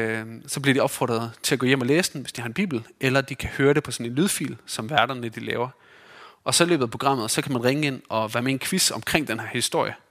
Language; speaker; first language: Danish; native; Danish